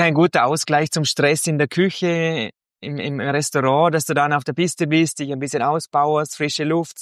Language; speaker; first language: German; native; German